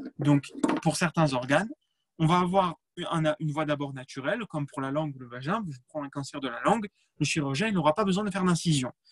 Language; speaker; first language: French; native; French